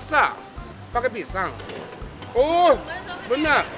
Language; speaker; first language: Indonesian; non-native, fluent; Japanese